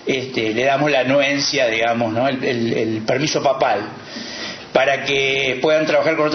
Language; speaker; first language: Spanish; native; Spanish